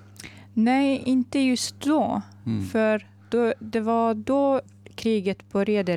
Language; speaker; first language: Swedish; non-native, fluent; Arabic